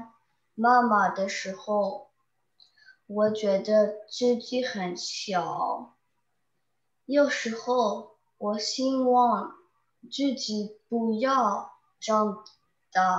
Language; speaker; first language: Chinese; early bilingual, heritage; Chinese